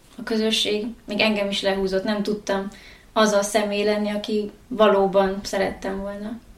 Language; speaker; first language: Hungarian; native; Hungarian